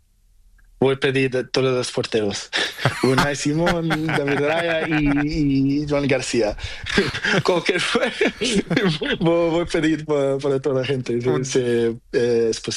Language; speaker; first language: Spanish; non-native, learner; Portuguese